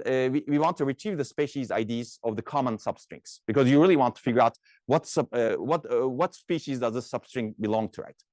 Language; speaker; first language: English; non-native, fluent; Turkish